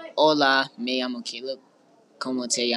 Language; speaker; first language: Spanish; non-native, learner; English